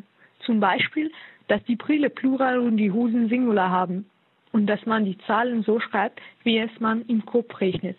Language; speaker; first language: German; non-native, fluent; Russian